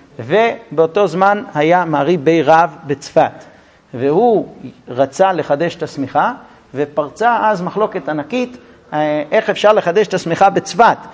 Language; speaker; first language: Hebrew; non-native, fluent; English